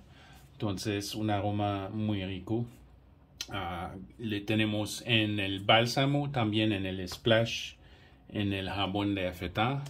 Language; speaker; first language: Spanish; non-native, fluent; English